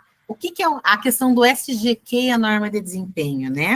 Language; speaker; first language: Portuguese; native; Portuguese